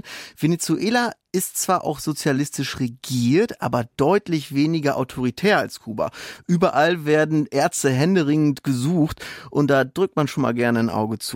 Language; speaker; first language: German; native; German